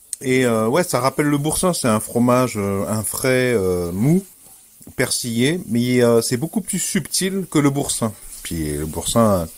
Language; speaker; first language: French; native; French